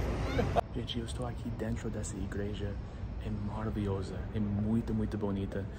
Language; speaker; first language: Portuguese; non-native, learner; English